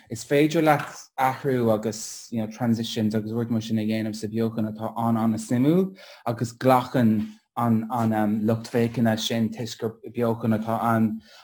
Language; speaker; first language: Irish; non-native, local second language; English